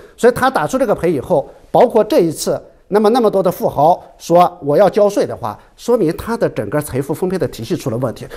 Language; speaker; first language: Chinese; native; Chinese